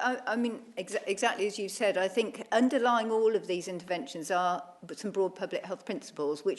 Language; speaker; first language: English; native; English